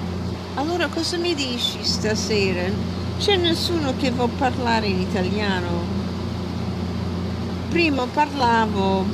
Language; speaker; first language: Italian; early bilingual, heritage; Italian